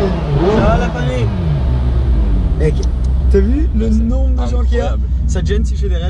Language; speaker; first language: French; native; French